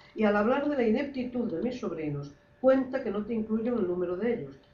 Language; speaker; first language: Spanish; non-native, local second language; Galician